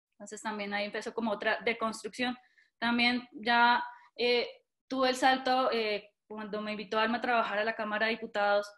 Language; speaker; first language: Spanish; native; Spanish